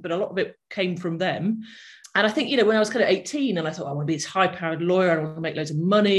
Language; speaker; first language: English; native; English